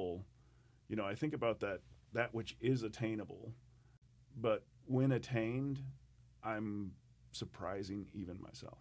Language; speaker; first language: English; native; English